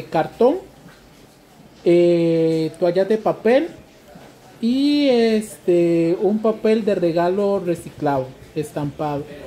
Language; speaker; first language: Spanish; native; Spanish